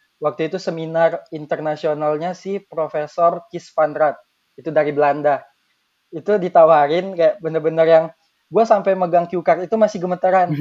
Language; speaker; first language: Indonesian; native; Indonesian